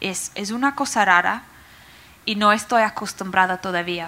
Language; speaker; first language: Spanish; non-native, fluent; English